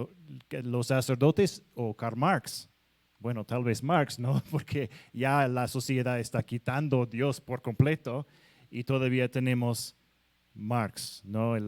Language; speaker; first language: Spanish; non-native, fluent; English